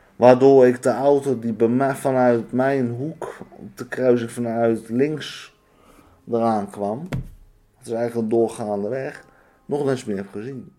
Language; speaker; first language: Dutch; native; Dutch